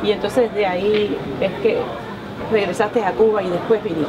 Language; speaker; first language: Spanish; early bilingual, heritage; Spanish